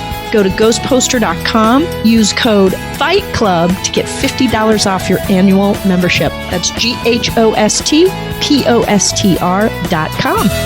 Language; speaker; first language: English; native; English